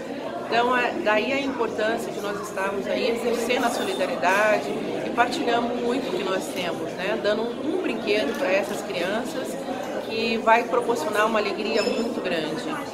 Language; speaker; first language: Portuguese; native; Portuguese